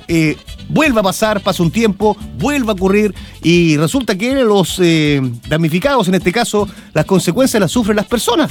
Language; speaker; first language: Spanish; native; Spanish